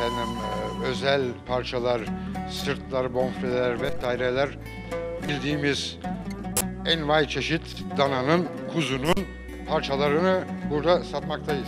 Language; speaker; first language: Turkish; native; Turkish